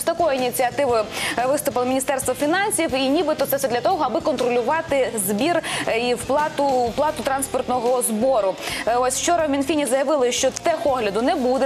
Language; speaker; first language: Ukrainian; native; Ukrainian